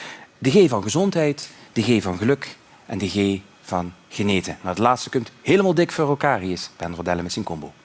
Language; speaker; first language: Dutch; native; Dutch